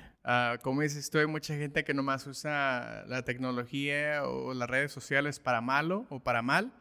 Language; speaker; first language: Spanish; early bilingual, heritage; Spanish